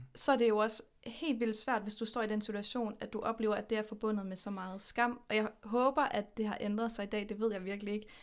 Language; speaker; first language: Danish; native; Danish